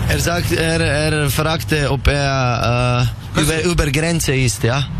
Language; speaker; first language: German; non-native, learner; Slovenian